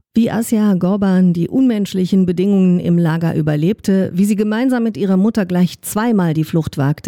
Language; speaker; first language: German; native; German